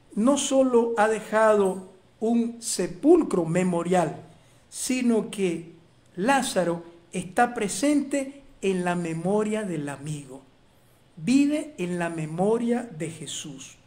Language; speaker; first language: Spanish; native; Spanish